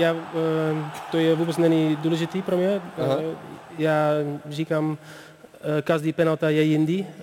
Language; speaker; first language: Czech; non-native, learner; Dutch